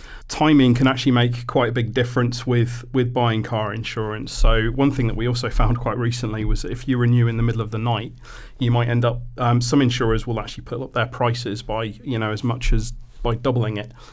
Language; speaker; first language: English; native; English